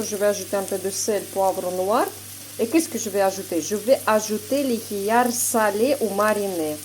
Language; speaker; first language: French; non-native, fluent; Russian